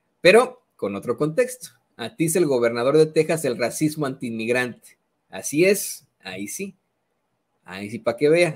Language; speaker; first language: Spanish; native; Spanish